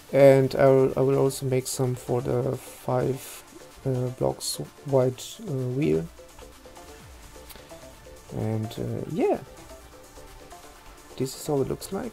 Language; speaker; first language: English; non-native, fluent; German